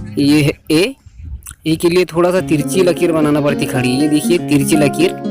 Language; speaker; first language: Hindi; native; Hindi